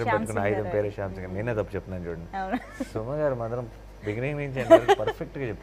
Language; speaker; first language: Telugu; native; Telugu